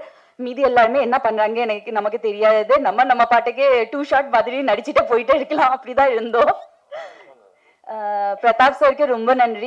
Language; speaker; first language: Tamil; non-native, fluent; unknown